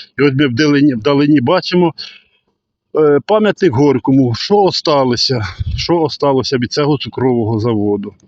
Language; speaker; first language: Ukrainian; native; Ukrainian